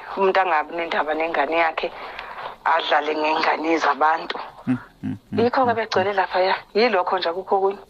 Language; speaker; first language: Zulu; native; Zulu